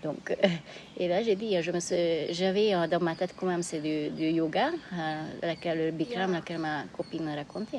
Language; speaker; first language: French; non-native, fluent; Hungarian